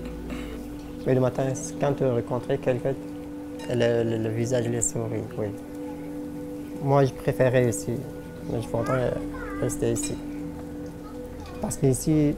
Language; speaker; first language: French; non-native, learner; Kurdish